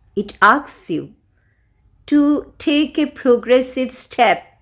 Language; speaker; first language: English; non-native, local second language; Bangla